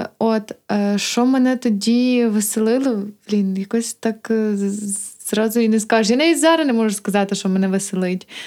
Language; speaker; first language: Ukrainian; native; Ukrainian